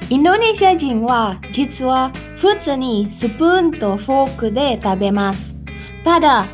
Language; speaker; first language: Japanese; non-native, fluent; Indonesian